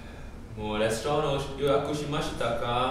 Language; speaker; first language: Japanese; non-native, learner; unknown